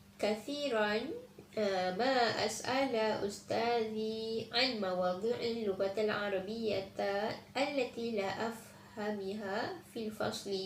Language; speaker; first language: Arabic; non-native, learner; Malay